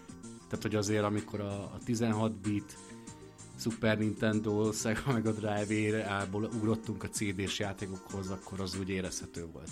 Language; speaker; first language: Hungarian; native; Hungarian